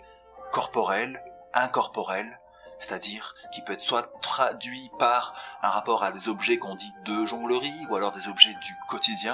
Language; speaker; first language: French; native; French